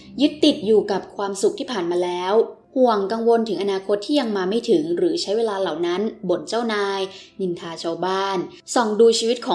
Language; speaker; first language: Thai; native; Thai